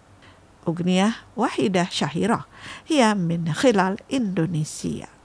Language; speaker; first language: Arabic; non-native, fluent; Indonesian